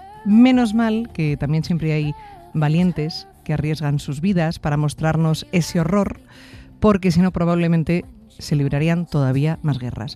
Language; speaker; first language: Spanish; native; Spanish